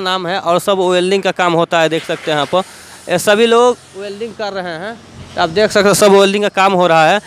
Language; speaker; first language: Hindi; native; Hindi